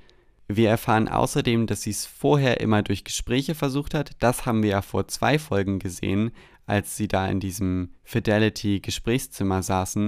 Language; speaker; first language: German; native; German